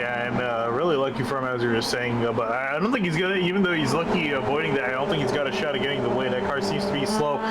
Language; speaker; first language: English; native; English